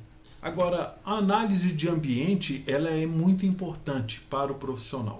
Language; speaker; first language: Portuguese; native; Portuguese